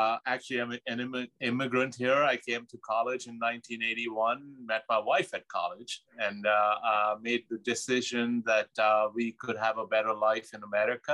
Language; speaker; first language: English; non-native, local second language; Urdu